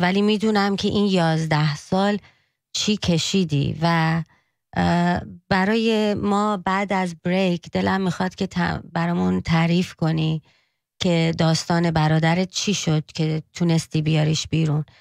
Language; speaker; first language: Persian; early bilingual, heritage; Persian